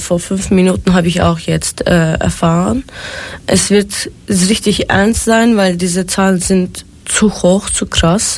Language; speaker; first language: German; non-native, fluent; Turkish